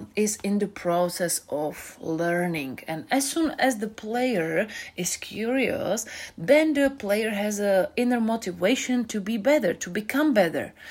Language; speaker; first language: English; non-native, fluent; Czech